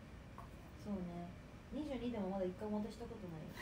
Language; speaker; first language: Japanese; native; Japanese